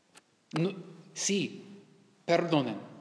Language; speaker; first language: Spanish; non-native, learner; English